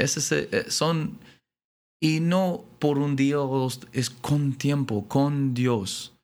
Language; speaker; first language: Spanish; non-native, learner; English